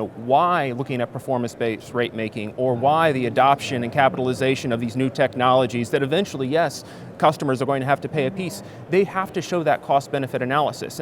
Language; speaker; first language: English; native; English